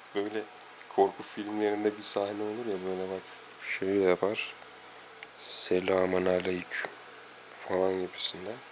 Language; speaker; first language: Turkish; native; Turkish